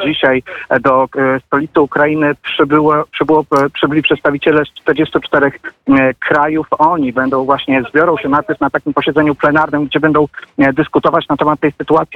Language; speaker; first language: Polish; native; Polish